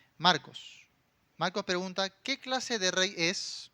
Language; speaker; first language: Spanish; native; Spanish